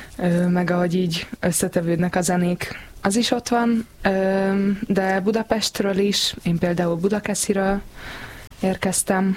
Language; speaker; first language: Hungarian; native; Hungarian